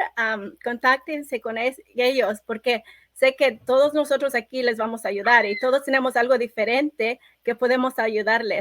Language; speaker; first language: Spanish; early bilingual, other home language; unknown